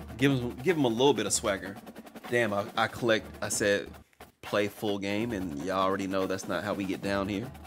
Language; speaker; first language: English; native; English